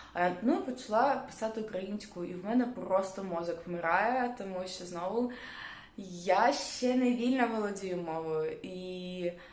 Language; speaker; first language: Ukrainian; non-native, local second language; Russian